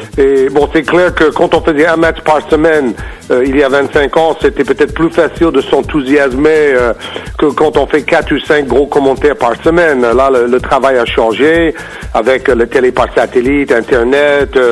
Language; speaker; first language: French; non-native, fluent; English